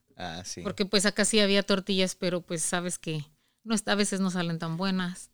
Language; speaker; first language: Spanish; native; Spanish